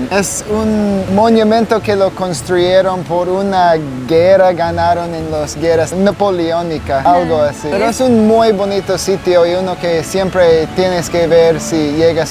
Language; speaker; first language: Spanish; non-native, learner; English